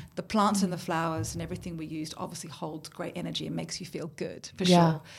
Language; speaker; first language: English; native; English